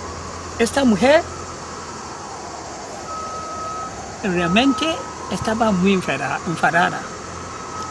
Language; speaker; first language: Spanish; non-native, learner; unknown